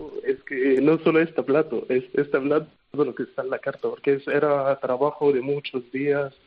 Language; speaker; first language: Spanish; non-native, fluent; Arabic